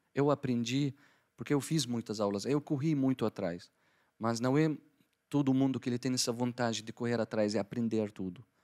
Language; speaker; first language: Portuguese; non-native, fluent; Arabic